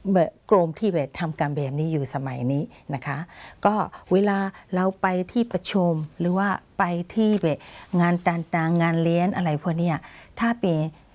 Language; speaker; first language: Thai; non-native, fluent; Burmese